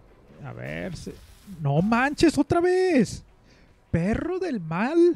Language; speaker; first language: Spanish; native; Spanish